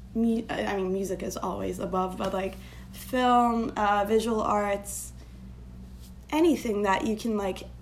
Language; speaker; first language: English; non-native, fluent; Turkish